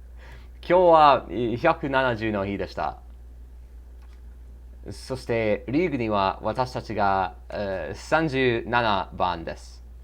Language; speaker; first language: Japanese; non-native, learner; English